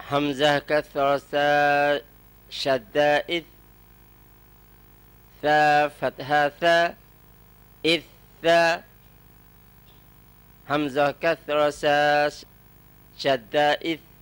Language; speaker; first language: Arabic; non-native, learner; Malay